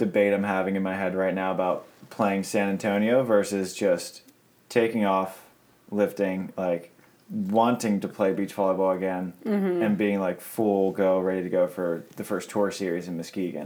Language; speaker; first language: English; native; English